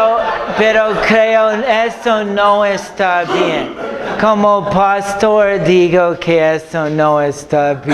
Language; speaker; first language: Spanish; non-native, fluent; English